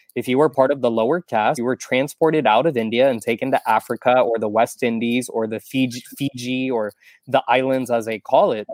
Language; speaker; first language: English; native; English